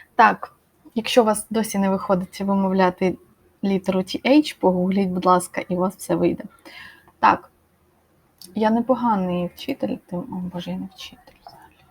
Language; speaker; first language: Ukrainian; native; Ukrainian